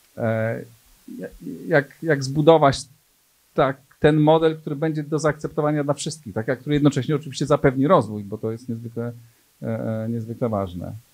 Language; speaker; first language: Polish; native; Polish